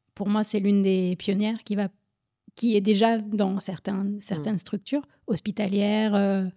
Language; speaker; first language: French; native; French